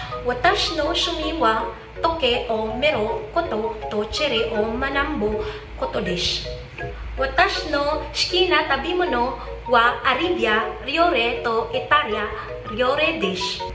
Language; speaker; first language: Japanese; non-native, learner; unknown